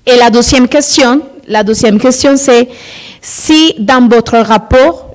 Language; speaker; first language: French; non-native, fluent; Spanish